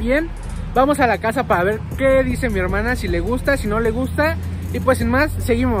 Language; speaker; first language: Spanish; native; Spanish